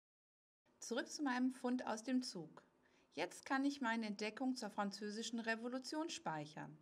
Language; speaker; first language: German; native; German